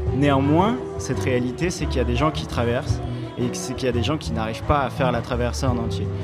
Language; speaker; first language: French; native; French